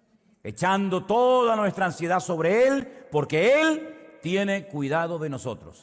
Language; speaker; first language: Spanish; native; Spanish